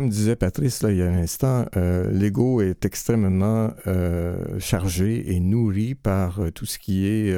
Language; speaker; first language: French; native; French